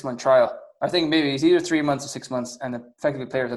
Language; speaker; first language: English; native; English